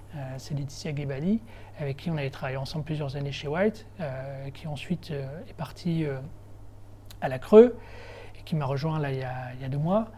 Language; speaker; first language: French; native; French